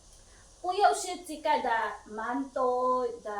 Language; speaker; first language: Chinese; non-native, learner; Filipino